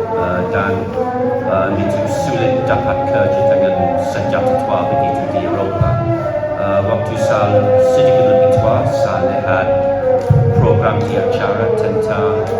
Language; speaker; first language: Indonesian; non-native, learner; English